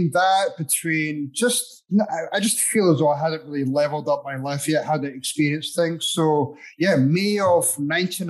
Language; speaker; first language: English; native; English